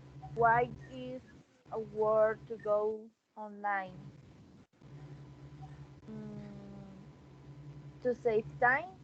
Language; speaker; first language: English; non-native, learner; Spanish